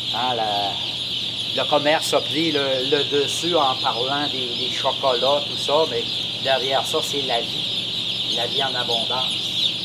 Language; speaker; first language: French; native; French